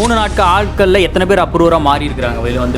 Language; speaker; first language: Tamil; native; Tamil